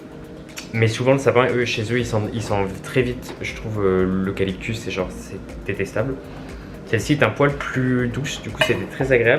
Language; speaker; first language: French; native; French